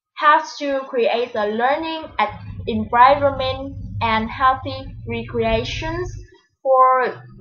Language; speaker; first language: English; non-native, fluent; Vietnamese